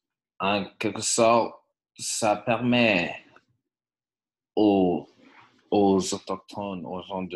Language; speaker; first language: French; non-native, fluent; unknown